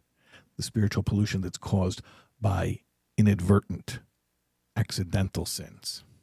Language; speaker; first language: English; native; English